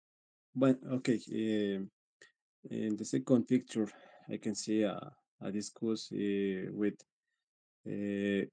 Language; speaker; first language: English; non-native, learner; Spanish